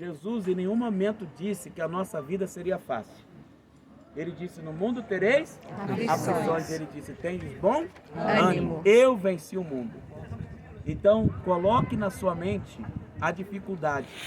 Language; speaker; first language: Portuguese; native; Portuguese